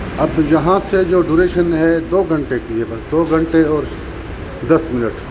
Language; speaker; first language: Urdu; non-native, local second language; Sindhi